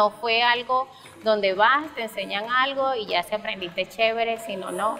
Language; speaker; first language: Spanish; native; Spanish